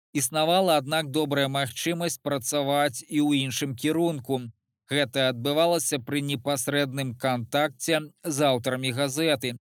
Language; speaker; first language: Belarusian; native; Belarusian